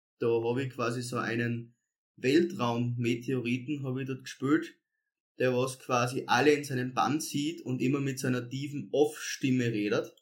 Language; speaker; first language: German; native; German